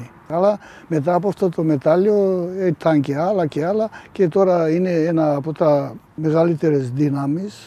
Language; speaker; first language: Greek; early bilingual, heritage; Greek